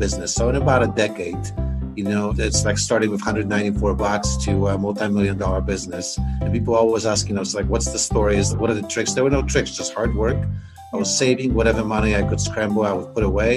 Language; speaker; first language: English; non-native, fluent; Polish